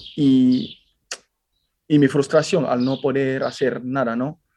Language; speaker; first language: Spanish; non-native, fluent; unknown